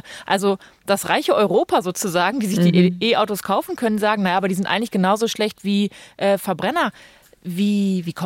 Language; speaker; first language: German; native; German